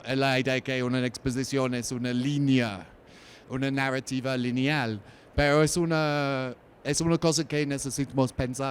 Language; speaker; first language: Spanish; non-native, learner; English